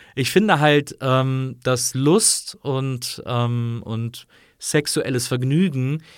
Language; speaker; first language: German; native; German